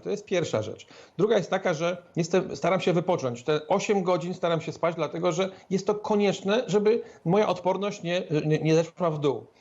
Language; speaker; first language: Polish; native; Polish